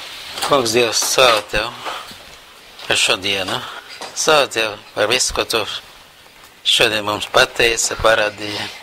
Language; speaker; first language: Latvian; non-native, local second language; Russian